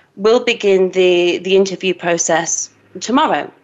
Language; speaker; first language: English; native; English